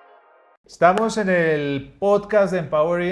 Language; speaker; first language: Spanish; native; Spanish